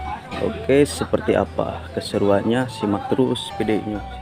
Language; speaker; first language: Indonesian; non-native, local second language; Sundanese